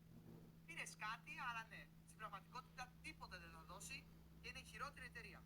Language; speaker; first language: Greek; native; Greek